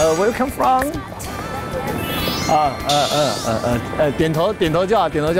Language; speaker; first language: English; non-native, learner; Chinese